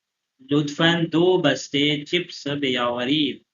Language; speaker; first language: Persian; non-native, fluent; Urdu